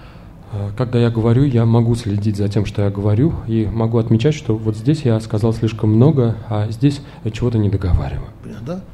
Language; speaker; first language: Russian; native; Russian